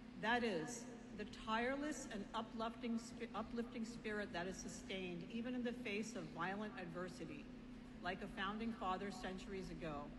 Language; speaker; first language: English; early bilingual, other home language; Punjabi